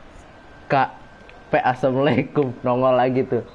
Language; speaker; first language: Indonesian; native; Indonesian